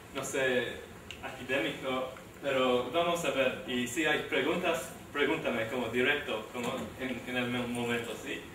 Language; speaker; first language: Spanish; non-native, learner; English